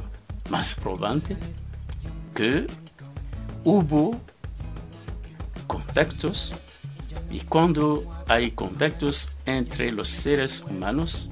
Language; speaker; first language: Spanish; non-native, fluent; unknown